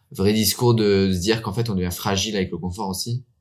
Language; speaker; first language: French; early bilingual, heritage; French